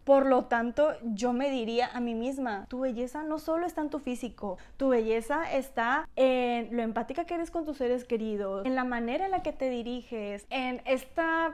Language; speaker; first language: Spanish; native; Spanish